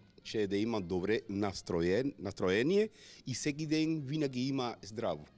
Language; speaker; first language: Bulgarian; non-native, learner; Spanish